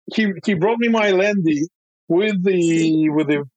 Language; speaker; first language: English; non-native, fluent; Russian